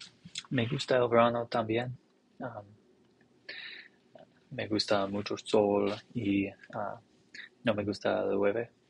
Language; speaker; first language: Spanish; non-native, learner; English